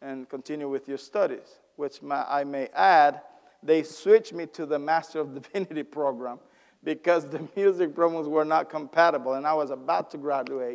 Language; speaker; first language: English; non-native, fluent; Spanish